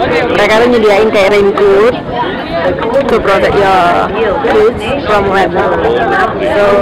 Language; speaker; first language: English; non-native, learner; Indonesian